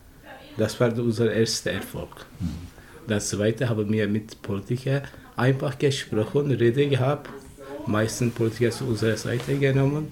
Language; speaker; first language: German; non-native, learner; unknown